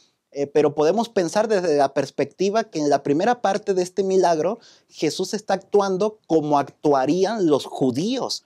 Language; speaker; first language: Spanish; native; Spanish